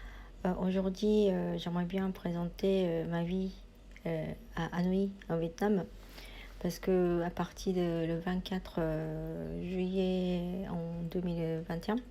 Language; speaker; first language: French; non-native, fluent; Japanese